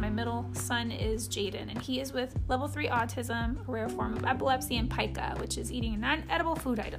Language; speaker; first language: English; native; English